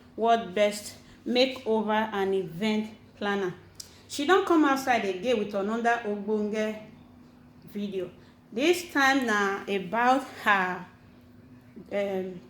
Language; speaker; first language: Nigerian Pidgin; non-native, local second language; Bini